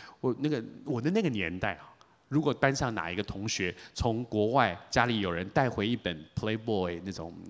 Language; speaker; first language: Chinese; native; Chinese